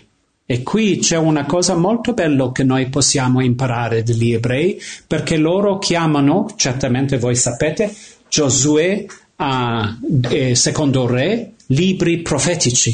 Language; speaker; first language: Italian; non-native, fluent; English